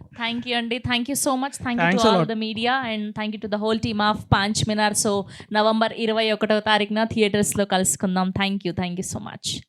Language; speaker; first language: Telugu; native; Telugu